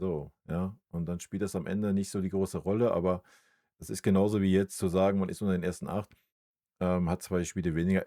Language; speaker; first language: German; native; German